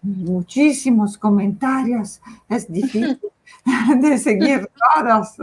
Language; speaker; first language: Spanish; non-native, fluent; Italian